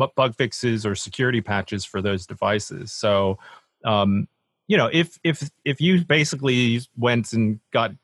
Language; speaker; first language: English; native; English